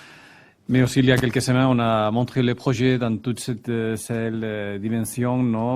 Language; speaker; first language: French; non-native, fluent; Spanish